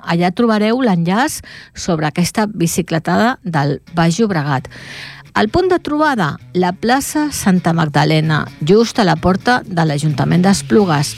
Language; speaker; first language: Catalan; native; Catalan